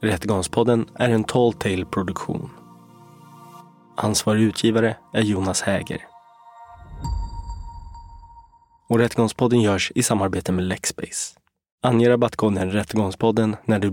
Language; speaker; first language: Swedish; native; Swedish